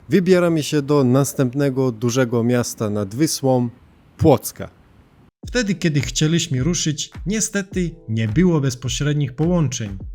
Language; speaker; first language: Polish; non-native, fluent; Serbian